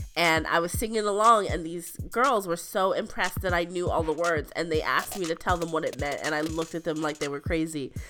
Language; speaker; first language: English; native; English